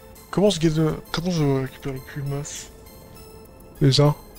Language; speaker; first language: French; native; French